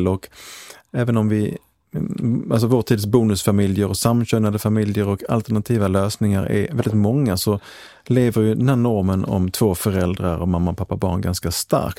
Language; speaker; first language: Swedish; native; Swedish